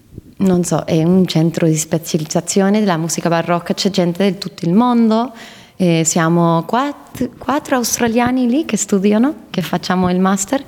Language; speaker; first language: Italian; non-native, fluent; English